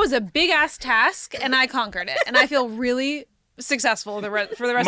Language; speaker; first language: English; native; English